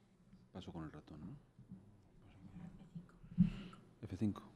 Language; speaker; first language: Spanish; native; Spanish